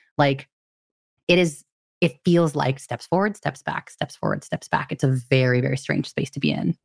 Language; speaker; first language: English; early bilingual, other home language; Filipino